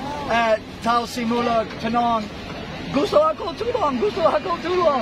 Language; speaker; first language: Filipino; non-native, learner; English